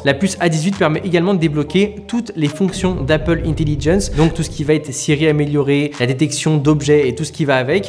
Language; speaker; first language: French; native; French